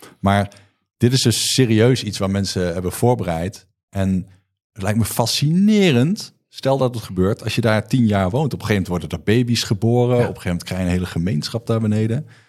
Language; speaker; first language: Dutch; native; Dutch